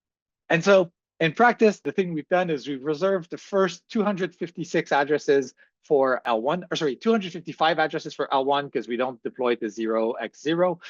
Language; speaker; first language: English; native; English